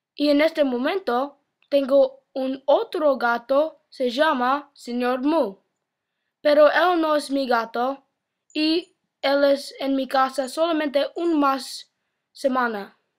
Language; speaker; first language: Spanish; non-native, learner; English